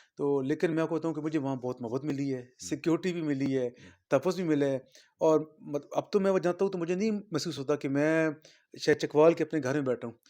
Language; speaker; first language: Urdu; non-native, local second language; Punjabi